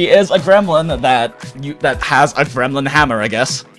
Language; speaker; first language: English; native; English